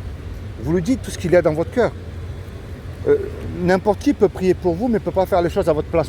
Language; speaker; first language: French; native; French